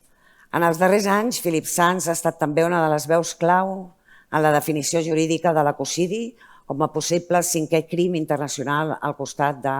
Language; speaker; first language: Catalan; native; Catalan